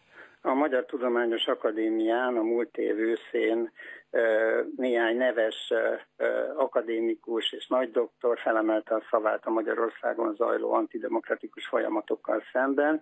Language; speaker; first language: Hungarian; native; Hungarian